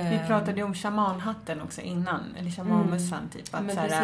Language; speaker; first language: Swedish; native; Swedish